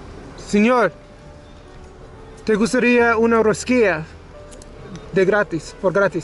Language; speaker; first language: Spanish; non-native, learner; English